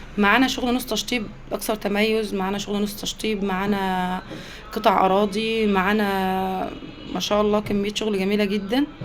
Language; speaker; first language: Egyptian Arabic; native; Egyptian Arabic